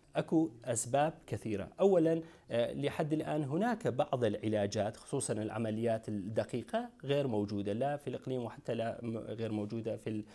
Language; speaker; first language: Arabic; non-native, local second language; Kurdish